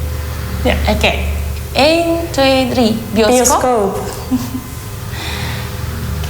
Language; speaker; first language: Dutch; non-native, learner; Indonesian